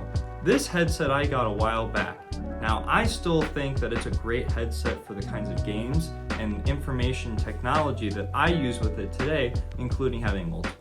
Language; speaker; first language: English; native; English